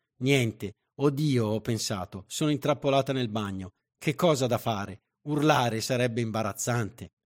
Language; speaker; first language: Italian; native; Italian